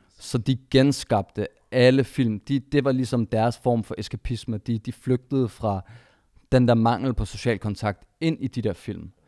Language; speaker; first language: Danish; early bilingual, other home language; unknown